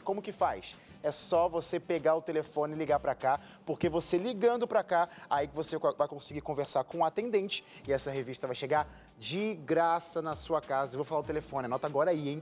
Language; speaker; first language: Portuguese; native; Portuguese